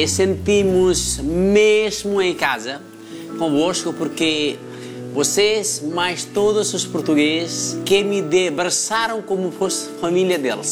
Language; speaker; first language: Portuguese; non-native, fluent; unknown